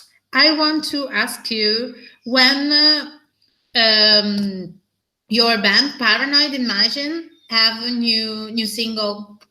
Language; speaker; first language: English; non-native, learner; Italian